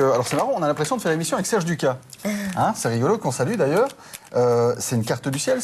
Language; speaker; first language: French; native; French